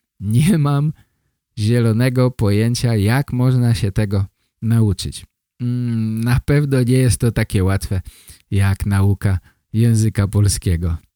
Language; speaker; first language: Polish; native; Polish